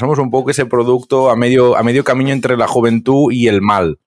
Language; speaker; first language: Spanish; non-native, local second language; Galician